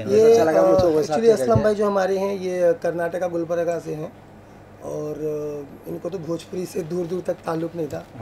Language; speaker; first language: Hindi; native; Hindi